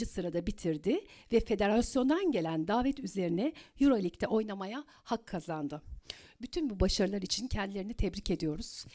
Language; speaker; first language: Turkish; native; Turkish